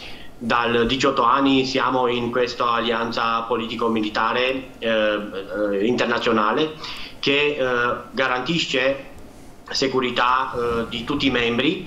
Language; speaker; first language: Italian; non-native, fluent; Romanian